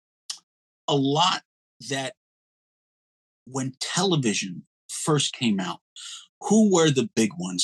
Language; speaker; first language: English; native; English